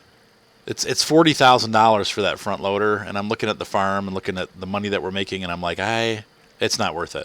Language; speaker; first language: English; native; English